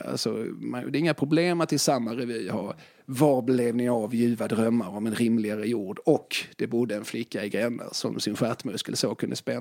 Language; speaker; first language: Swedish; native; Swedish